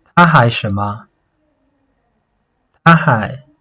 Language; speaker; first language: Chinese; non-native, fluent; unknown